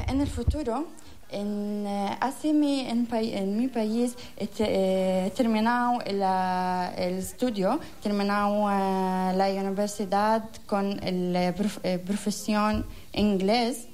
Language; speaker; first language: Spanish; non-native, learner; Arabic